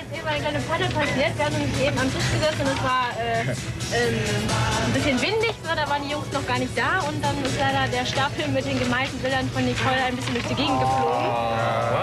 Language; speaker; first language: German; native; German